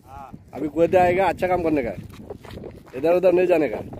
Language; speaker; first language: Hindi; non-native, learner; Bangla